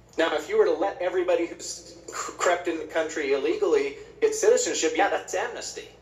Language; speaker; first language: English; native; English